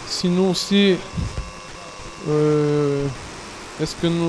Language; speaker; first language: French; non-native, fluent; Bulgarian